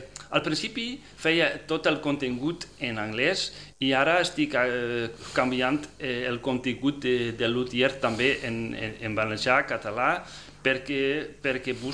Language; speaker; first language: Catalan; non-native, fluent; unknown